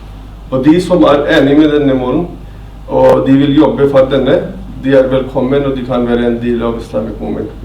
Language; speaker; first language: Norwegian; non-native, fluent; Urdu